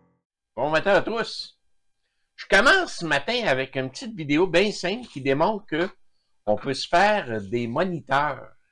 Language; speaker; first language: French; native; French